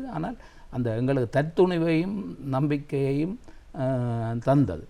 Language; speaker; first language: Tamil; native; Tamil